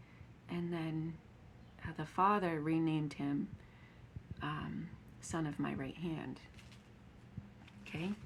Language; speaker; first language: English; native; English